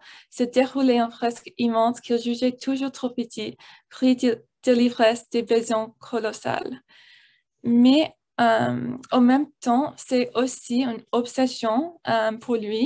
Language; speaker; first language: French; non-native, learner; English